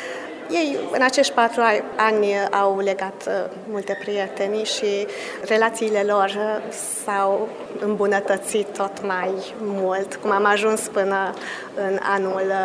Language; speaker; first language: Romanian; early bilingual, heritage; Romanian